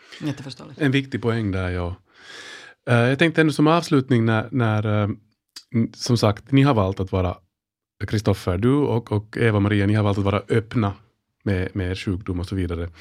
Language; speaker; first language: Swedish; native; Swedish